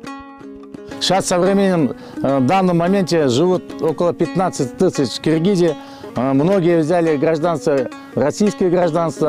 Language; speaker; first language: Russian; non-native, local second language; Kyrgyz